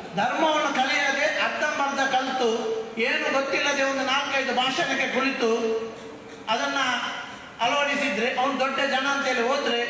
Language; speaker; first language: Kannada; non-native, local second language; Badaga